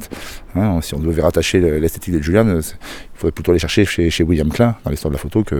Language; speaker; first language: French; native; French